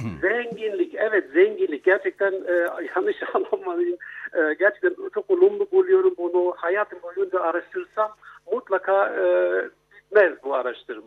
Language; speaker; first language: Turkish; non-native, fluent; German